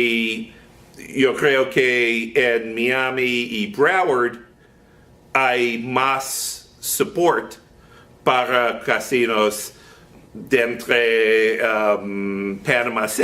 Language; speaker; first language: Spanish; non-native, learner; English